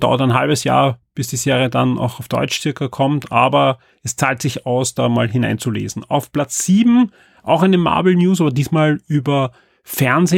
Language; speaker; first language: German; native; German